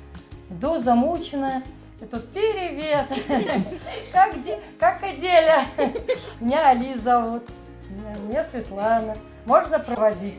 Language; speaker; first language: Russian; native; Russian